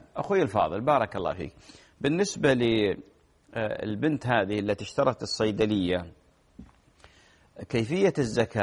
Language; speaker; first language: Arabic; native; Arabic